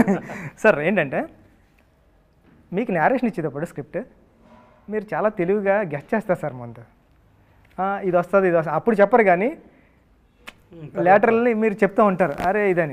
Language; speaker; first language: Telugu; native; Telugu